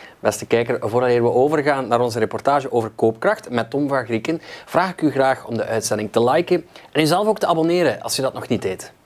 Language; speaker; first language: Dutch; native; Dutch